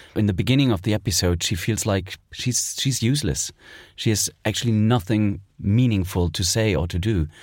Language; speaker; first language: English; non-native, fluent; German